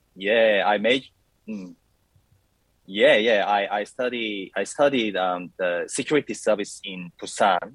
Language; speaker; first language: English; non-native, learner; Korean